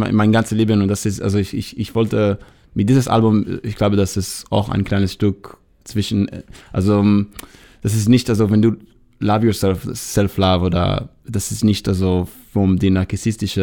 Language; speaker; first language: German; non-native, learner; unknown